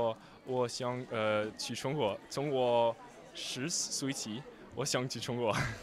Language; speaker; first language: Chinese; non-native, learner; French